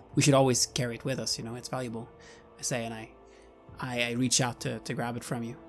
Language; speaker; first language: English; non-native, fluent; Swedish